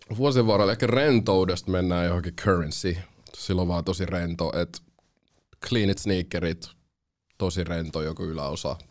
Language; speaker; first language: Finnish; early bilingual, other home language; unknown